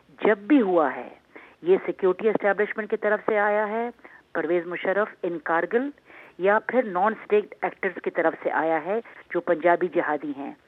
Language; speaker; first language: Urdu; non-native, fluent; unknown